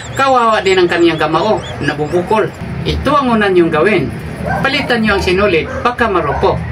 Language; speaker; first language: Filipino; non-native, local second language; Cebuano